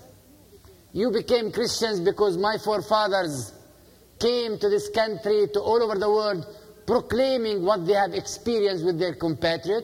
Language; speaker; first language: English; non-native, fluent; Arabic